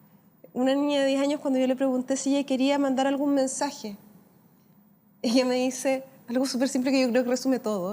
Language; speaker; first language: Spanish; native; Spanish